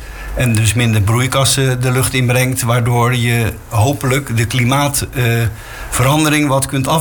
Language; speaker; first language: Dutch; native; Dutch